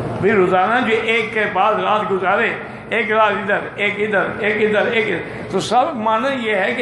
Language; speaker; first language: Urdu; native; Urdu